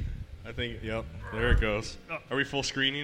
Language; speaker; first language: English; native; English